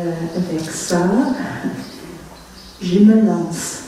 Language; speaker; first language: French; non-native, fluent; Vietnamese